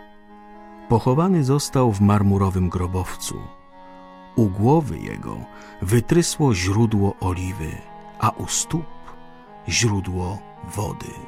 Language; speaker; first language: Polish; native; Polish